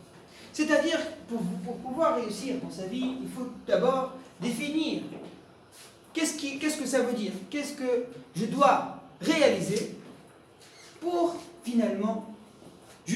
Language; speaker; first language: French; non-native, local second language; Arabic